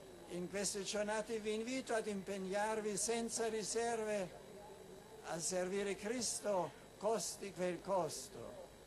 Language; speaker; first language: Italian; non-native, fluent; German